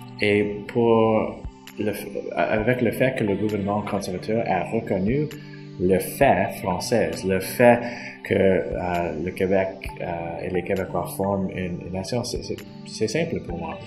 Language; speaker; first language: French; non-native, local second language; English